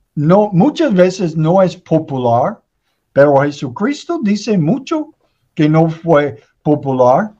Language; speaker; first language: Spanish; non-native, learner; English